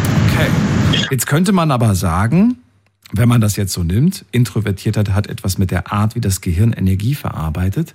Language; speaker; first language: German; native; German